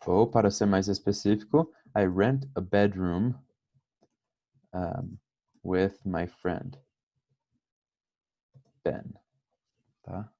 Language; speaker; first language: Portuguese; non-native, fluent; English